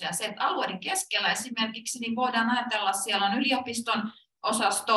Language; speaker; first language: Finnish; native; Finnish